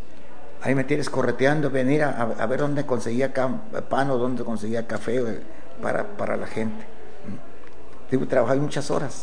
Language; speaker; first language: Spanish; native; Spanish